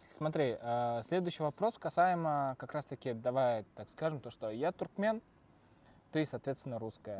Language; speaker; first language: Russian; native; Russian